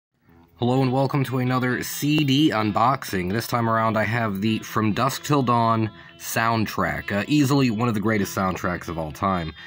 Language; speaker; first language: English; native; English